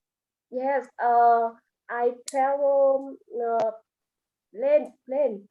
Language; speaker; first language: English; non-native, learner; Vietnamese